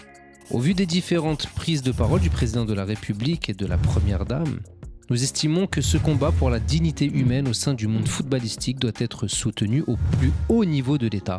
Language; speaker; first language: French; native; French